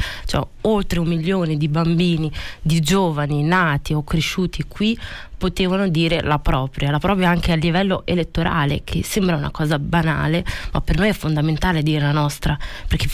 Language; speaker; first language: Italian; early bilingual, other home language; Arabic